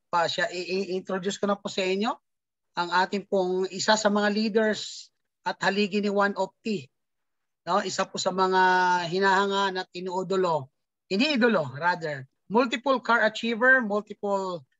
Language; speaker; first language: Filipino; native; Filipino